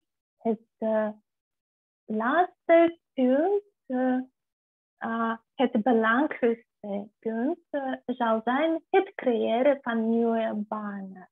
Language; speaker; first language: Dutch; non-native, fluent; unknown